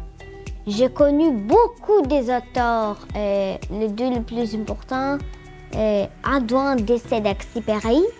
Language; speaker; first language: French; non-native, learner; Greek